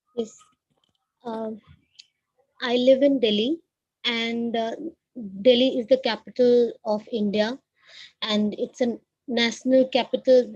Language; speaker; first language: English; non-native, learner; Hindi